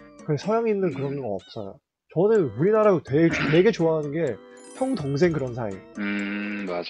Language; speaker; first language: Korean; early bilingual, heritage; Korean